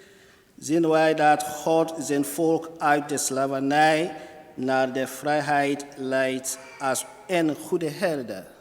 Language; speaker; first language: Dutch; non-native, fluent; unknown